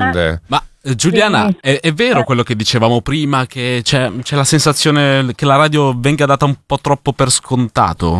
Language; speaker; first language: Italian; native; Italian